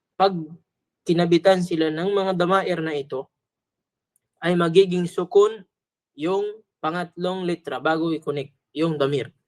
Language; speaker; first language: Filipino; native; Filipino